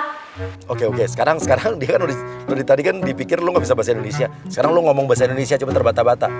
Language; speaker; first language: Indonesian; native; Indonesian